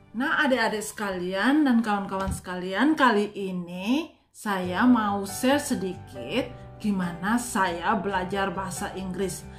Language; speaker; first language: Indonesian; non-native, local second language; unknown